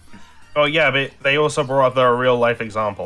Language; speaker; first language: English; native; English